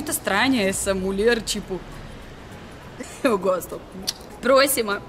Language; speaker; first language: Portuguese; non-native, learner; Russian